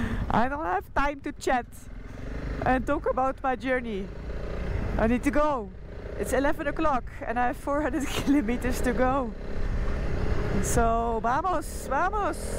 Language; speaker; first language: English; non-native, fluent; Dutch